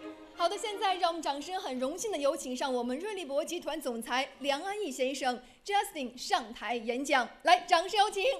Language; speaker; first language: Chinese; native; Chinese